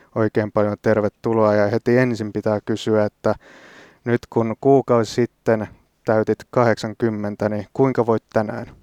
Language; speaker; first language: Finnish; native; Finnish